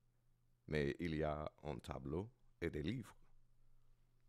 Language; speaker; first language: French; non-native, learner; English